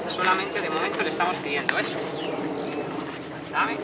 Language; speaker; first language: Spanish; native; Spanish